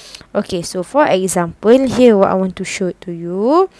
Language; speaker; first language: English; non-native, local second language; Malay